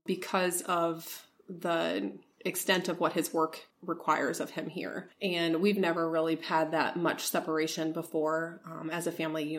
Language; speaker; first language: English; native; English